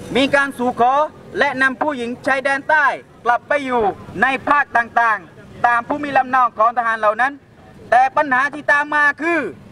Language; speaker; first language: Thai; non-native, local second language; Pattani Malay